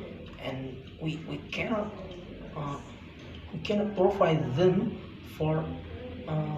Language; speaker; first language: English; non-native, learner; Indonesian